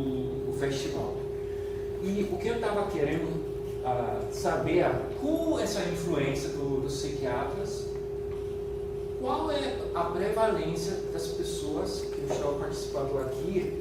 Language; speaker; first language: Portuguese; non-native, fluent; German